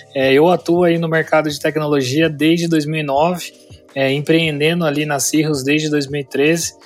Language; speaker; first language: Portuguese; native; Portuguese